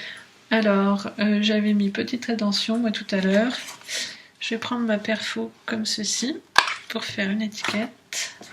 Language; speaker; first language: French; native; French